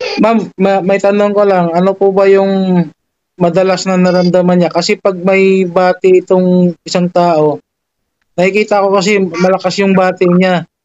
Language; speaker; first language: Filipino; non-native, local second language; Cebuano